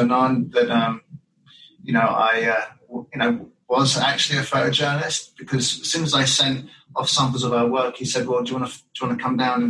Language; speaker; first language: English; native; English